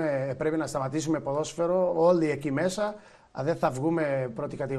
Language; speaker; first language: Greek; non-native, fluent; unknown